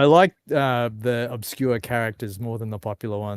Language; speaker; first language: English; native; English